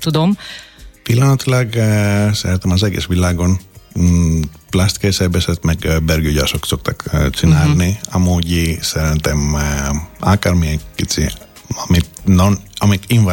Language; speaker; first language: Hungarian; non-native, learner; Greek